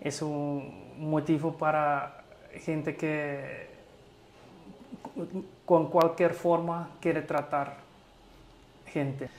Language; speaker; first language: Spanish; non-native, fluent; English